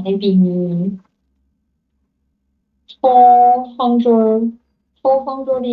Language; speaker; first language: English; non-native, learner; Chinese